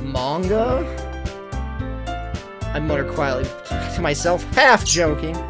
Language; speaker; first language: English; native; English